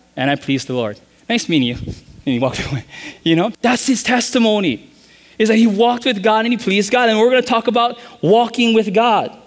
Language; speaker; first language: English; native; English